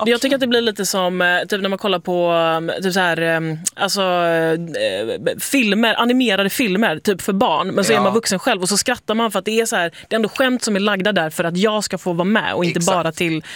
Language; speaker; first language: Swedish; native; Swedish